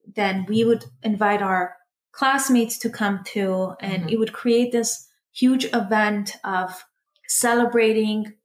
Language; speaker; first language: English; early bilingual, other home language; Persian